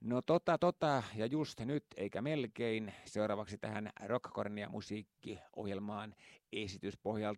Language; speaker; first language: Finnish; native; Finnish